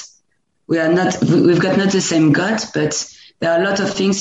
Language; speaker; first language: English; non-native, fluent; French